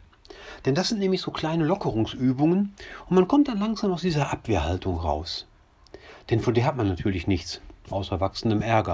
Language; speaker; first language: German; native; German